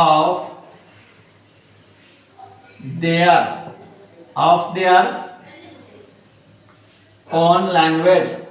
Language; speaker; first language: English; non-native, local second language; Hindi